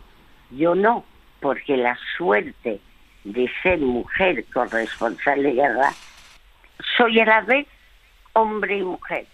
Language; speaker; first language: Spanish; early bilingual, other home language; French